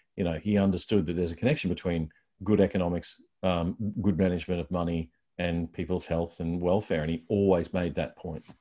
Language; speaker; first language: English; native; English